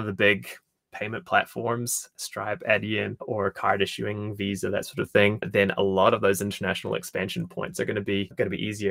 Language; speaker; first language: English; native; English